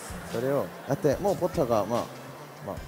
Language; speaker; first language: Japanese; non-native, fluent; Korean